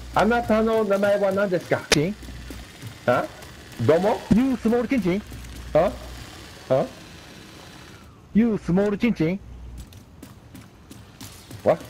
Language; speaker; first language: Japanese; non-native, learner; English